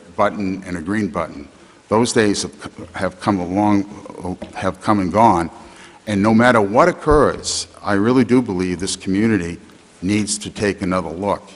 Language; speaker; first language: English; native; English